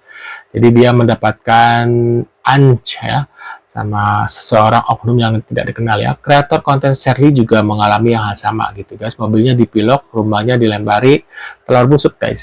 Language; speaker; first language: Indonesian; native; Indonesian